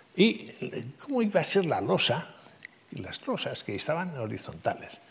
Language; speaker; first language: Spanish; native; Spanish